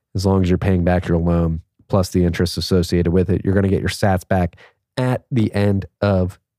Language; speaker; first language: English; native; English